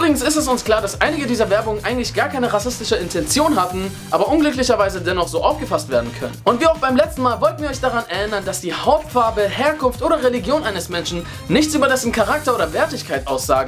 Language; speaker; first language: German; native; German